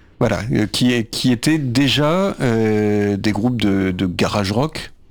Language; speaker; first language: French; native; French